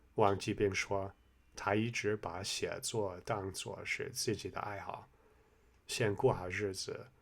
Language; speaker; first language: Chinese; non-native, fluent; English